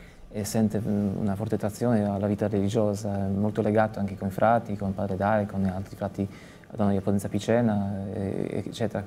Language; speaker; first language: Italian; non-native, fluent; Polish